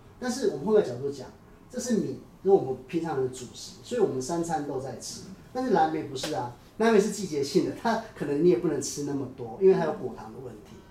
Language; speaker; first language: Chinese; native; Chinese